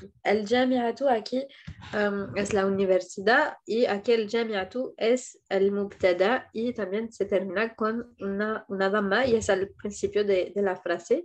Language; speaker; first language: Spanish; non-native, fluent; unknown